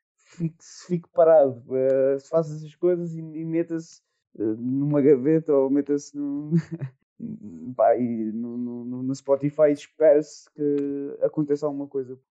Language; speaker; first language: Portuguese; native; Portuguese